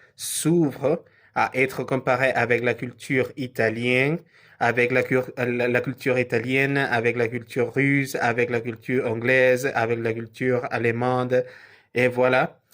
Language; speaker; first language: French; non-native, learner; Spanish